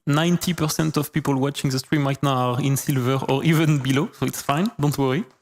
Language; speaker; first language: English; non-native, fluent; French